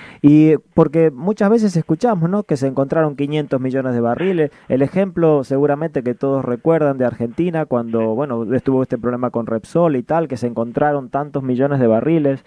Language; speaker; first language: Spanish; native; Spanish